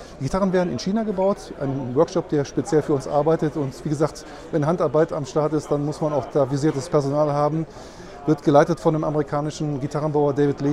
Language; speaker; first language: German; native; German